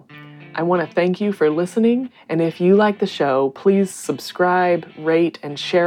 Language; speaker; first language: English; native; English